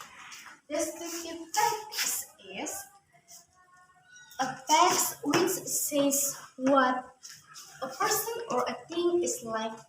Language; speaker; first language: English; non-native, learner; Indonesian